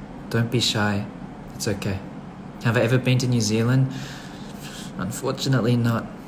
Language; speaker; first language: English; early bilingual, other home language; Thai